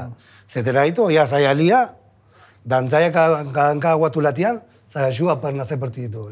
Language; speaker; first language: Indonesian; non-native, fluent; Spanish